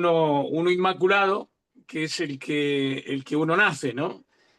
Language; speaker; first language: Spanish; native; Spanish